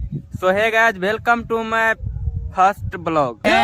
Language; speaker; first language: Hindi; non-native, local second language; Maithili